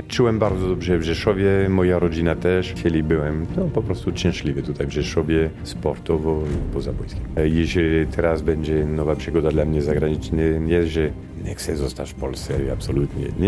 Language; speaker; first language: Polish; non-native, fluent; Italian